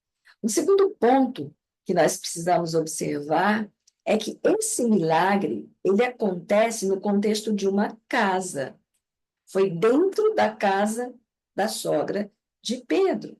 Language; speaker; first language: Portuguese; native; Portuguese